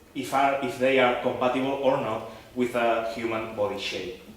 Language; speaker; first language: English; non-native, fluent; Catalan